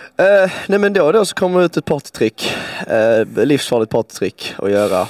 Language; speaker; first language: Swedish; native; Swedish